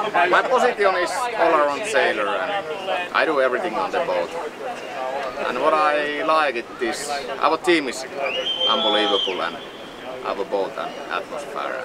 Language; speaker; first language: English; non-native, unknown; Finnish